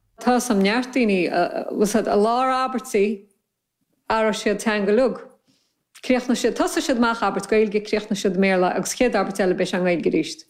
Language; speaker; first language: Irish; native; Irish